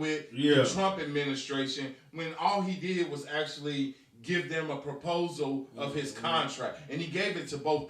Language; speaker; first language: English; native; English